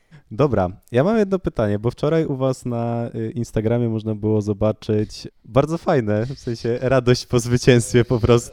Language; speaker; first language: Polish; native; Polish